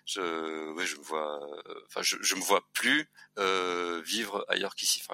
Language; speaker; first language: French; native; French